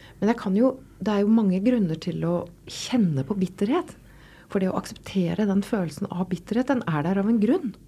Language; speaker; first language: Norwegian; native; Norwegian